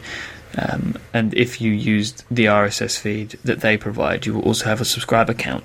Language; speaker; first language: English; native; English